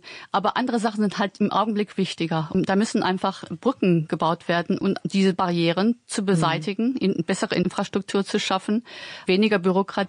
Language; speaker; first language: German; native; German